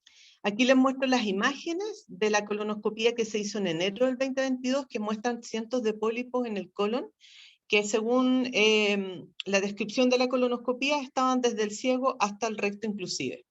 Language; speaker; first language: Spanish; native; Spanish